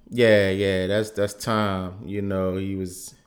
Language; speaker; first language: English; native; English